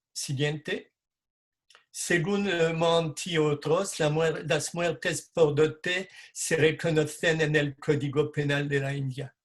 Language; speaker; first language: Spanish; non-native, fluent; French